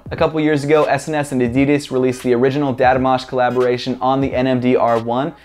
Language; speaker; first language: English; native; English